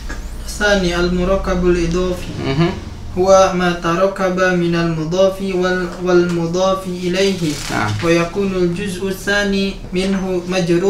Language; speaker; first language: Arabic; non-native, learner; Indonesian